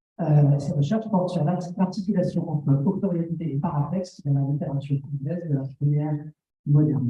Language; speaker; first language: French; native; French